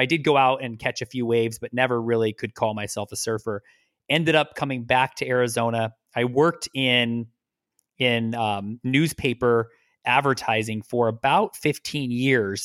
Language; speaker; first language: English; native; English